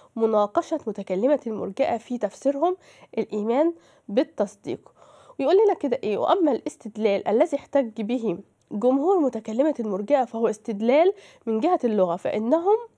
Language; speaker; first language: Arabic; native; Arabic